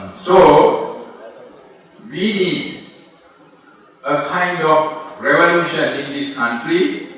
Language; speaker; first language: English; non-native, local second language; Sinhala